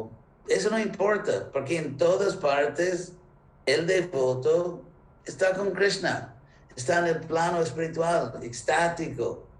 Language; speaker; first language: Spanish; non-native, fluent; English